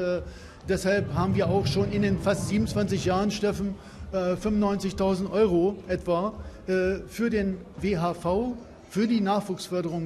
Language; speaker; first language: German; native; German